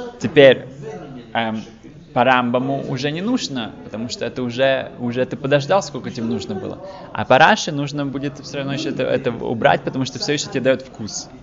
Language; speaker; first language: Russian; early bilingual, heritage; Russian